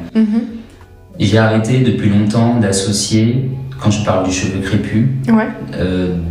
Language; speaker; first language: French; native; French